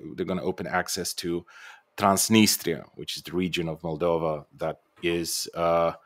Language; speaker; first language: English; non-native, fluent; Bulgarian